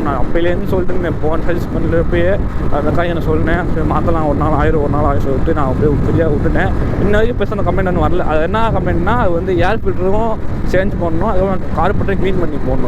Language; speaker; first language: Tamil; native; Tamil